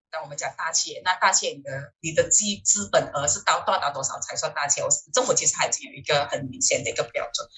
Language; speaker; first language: Chinese; native; Chinese